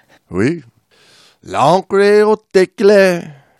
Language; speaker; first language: French; non-native, learner; English